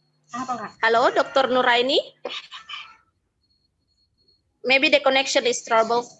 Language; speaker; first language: English; non-native, fluent; Indonesian